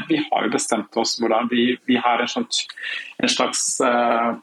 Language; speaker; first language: Norwegian; non-native, fluent; Kinyarwanda